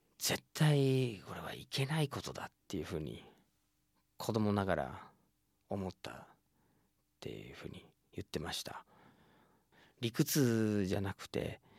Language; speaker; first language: Japanese; non-native, fluent; English